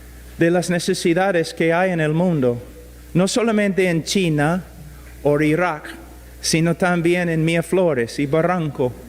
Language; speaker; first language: Spanish; non-native, fluent; English